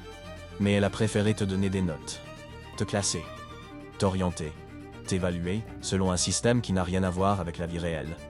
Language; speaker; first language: French; native; French